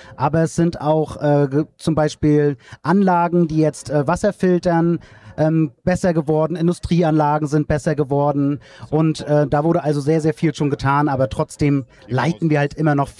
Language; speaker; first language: German; native; German